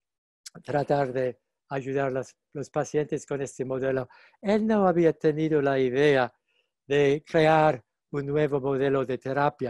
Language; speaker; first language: Spanish; non-native, fluent; English